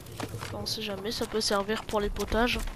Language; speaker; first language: French; native; French